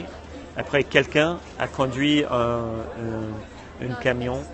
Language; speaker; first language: French; non-native, fluent; English